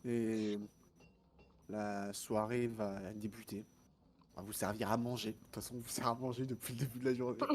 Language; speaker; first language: French; native; French